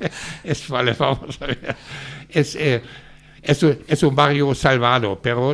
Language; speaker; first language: Spanish; non-native, fluent; German